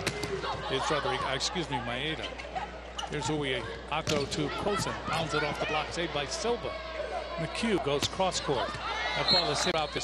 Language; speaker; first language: English; native; English